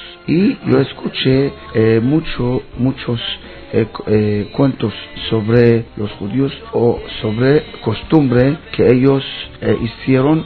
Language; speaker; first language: Spanish; non-native, learner; Hebrew